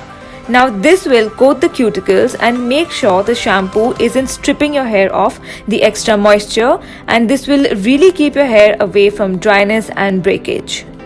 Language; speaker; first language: English; non-native, local second language; Hindi